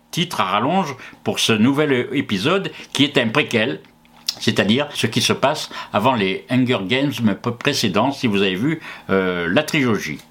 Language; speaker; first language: French; native; French